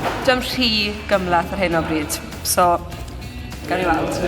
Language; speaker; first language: Welsh; native; Welsh